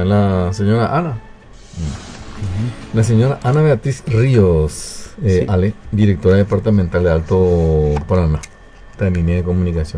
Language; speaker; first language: Spanish; native; Spanish